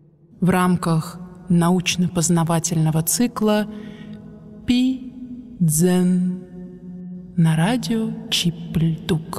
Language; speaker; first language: Russian; native; Russian